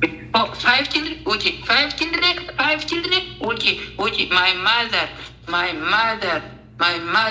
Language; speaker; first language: English; non-native, learner; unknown